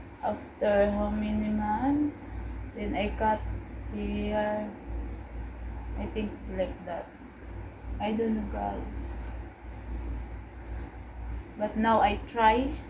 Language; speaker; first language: English; non-native, learner; Cebuano